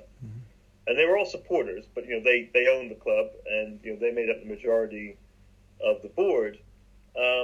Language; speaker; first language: English; native; English